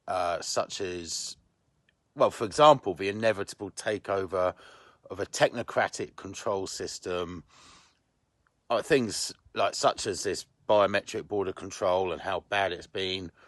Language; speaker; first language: English; native; English